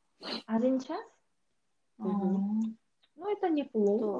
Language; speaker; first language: Russian; non-native, learner; Korean